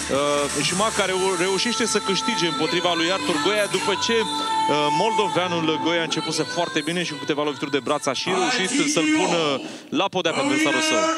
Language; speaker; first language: Romanian; native; Romanian